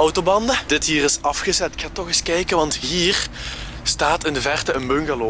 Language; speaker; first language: Dutch; native; Dutch